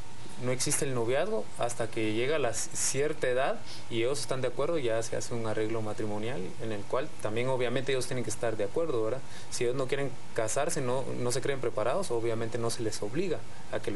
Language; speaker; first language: Spanish; native; Spanish